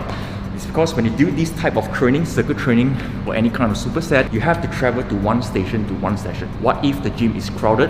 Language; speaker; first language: English; non-native, local second language; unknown